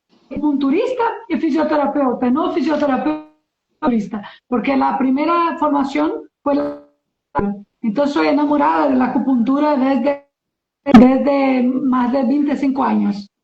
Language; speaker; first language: Spanish; non-native, learner; Portuguese